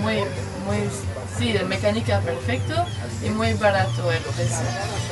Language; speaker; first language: Spanish; non-native, learner; French